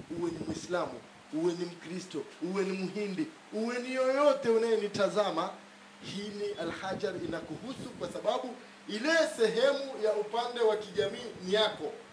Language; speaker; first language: Swahili; native; Swahili